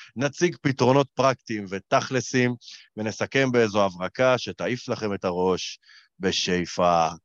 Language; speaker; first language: Hebrew; native; Hebrew